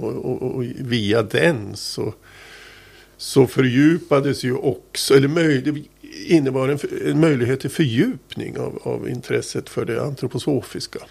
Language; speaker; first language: Swedish; native; Swedish